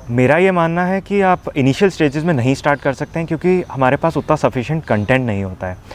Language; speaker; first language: Hindi; native; Hindi